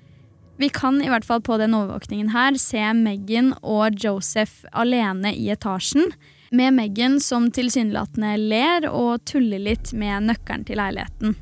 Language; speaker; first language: Norwegian; native; Norwegian